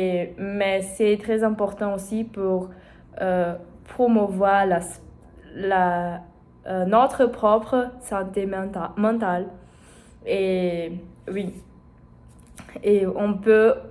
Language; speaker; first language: French; non-native, learner; Portuguese